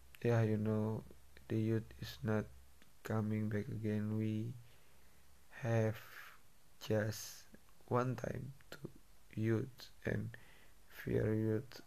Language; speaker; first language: English; non-native, learner; Indonesian